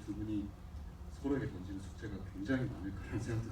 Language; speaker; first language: Korean; native; Korean